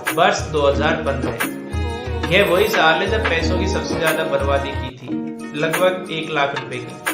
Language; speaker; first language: Hindi; native; Hindi